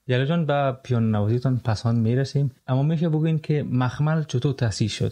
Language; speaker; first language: Persian; native; Persian